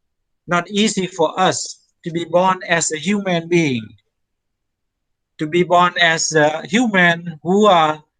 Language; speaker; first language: English; non-native, fluent; Thai